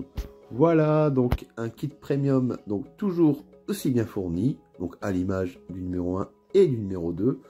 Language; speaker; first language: French; native; French